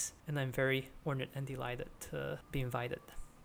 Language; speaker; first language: English; non-native, local second language; Chinese